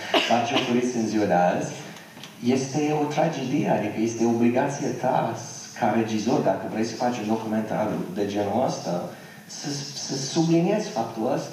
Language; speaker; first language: Romanian; non-native, fluent; English